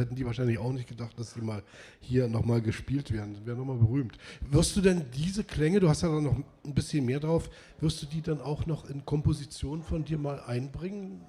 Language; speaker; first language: German; native; German